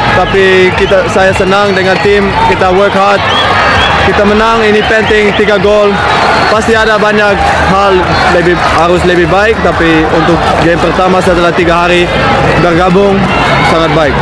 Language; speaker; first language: Indonesian; non-native, fluent; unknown